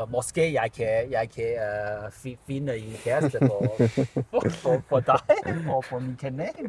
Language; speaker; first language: Danish; non-native, learner; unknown